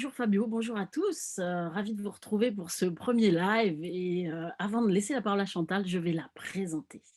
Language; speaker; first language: French; native; French